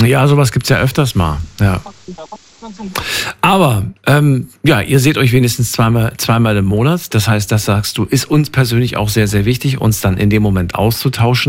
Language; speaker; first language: German; native; German